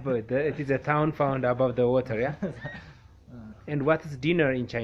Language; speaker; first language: English; non-native, local second language; Amharic